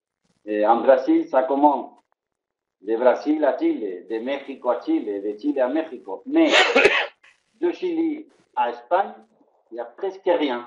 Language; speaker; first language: French; non-native, fluent; Spanish